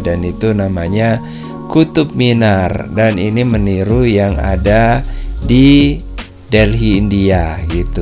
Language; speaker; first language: Indonesian; native; Indonesian